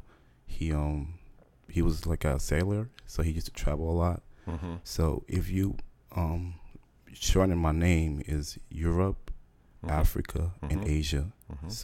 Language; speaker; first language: English; native; English